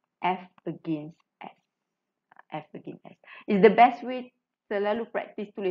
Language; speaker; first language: English; non-native, local second language; Malay